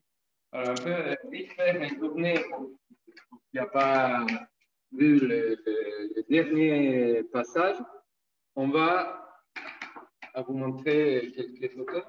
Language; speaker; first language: French; non-native, fluent; Italian